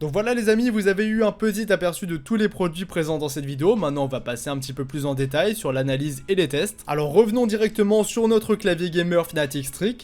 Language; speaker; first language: French; native; French